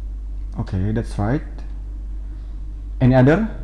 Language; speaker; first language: English; non-native, fluent; Indonesian